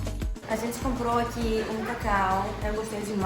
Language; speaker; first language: Portuguese; non-native, fluent; Greek